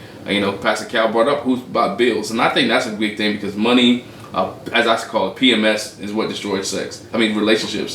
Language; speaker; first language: English; native; English